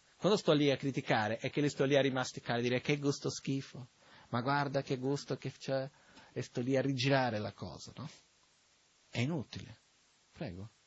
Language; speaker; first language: Italian; non-native, fluent; Portuguese